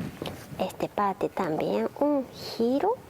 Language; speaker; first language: Spanish; non-native, learner; Japanese